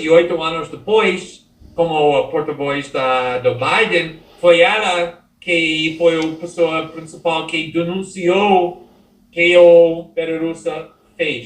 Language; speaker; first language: Portuguese; non-native, fluent; English